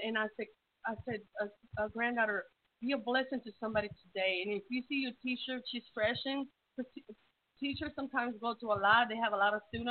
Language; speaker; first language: English; early bilingual, other home language; Spanish